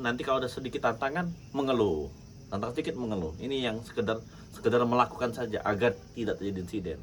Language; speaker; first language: Indonesian; native; Indonesian